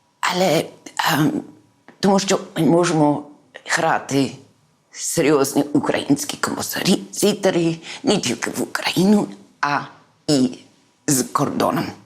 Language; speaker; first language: Ukrainian; early bilingual, heritage; English